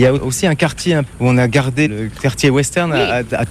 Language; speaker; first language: French; native; French